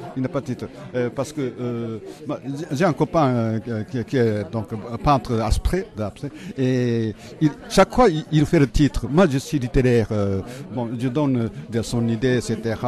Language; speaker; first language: French; non-native, fluent; Japanese